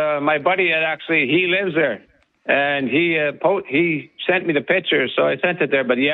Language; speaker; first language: English; native; English